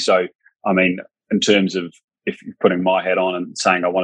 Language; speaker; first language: English; native; English